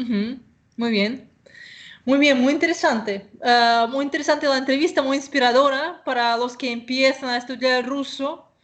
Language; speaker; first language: Spanish; non-native, fluent; Russian